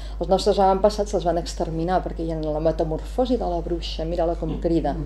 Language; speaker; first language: Catalan; native; Catalan